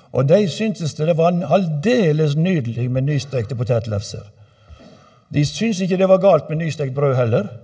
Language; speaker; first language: Norwegian; native; Norwegian